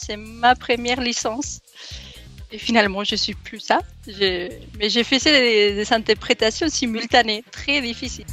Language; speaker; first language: French; non-native, fluent; Spanish